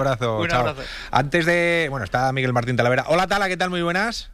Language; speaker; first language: Spanish; native; Spanish